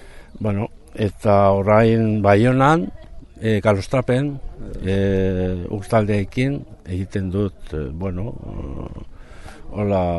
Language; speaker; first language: Basque; non-native, learner; Spanish